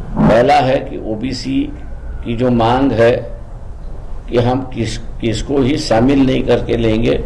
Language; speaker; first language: Hindi; non-native, local second language; Marathi